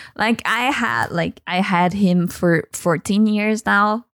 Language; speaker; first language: English; non-native, fluent; Portuguese